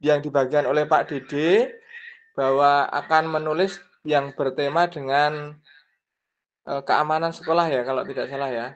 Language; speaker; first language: Indonesian; native; Indonesian